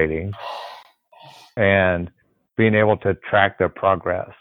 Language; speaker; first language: English; native; English